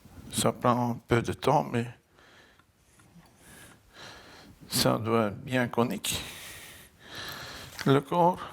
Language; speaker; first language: French; non-native, fluent; Dutch